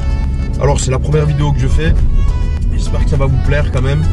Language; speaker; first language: French; native; French